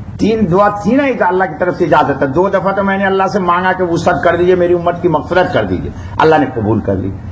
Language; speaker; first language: Urdu; native; Urdu